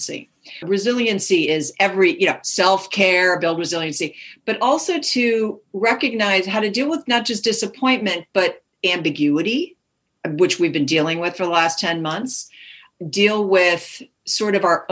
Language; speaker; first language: English; native; English